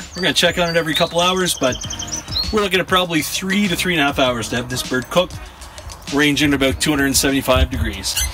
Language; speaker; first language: English; native; English